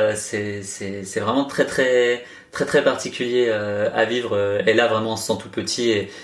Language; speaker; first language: French; native; French